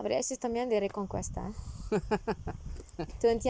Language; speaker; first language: Spanish; non-native, learner; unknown